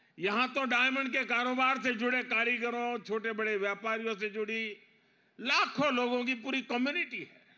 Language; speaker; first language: Hindi; non-native, local second language; Gujarati